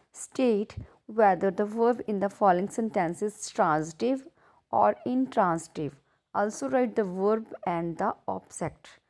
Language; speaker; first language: English; non-native, local second language; Punjabi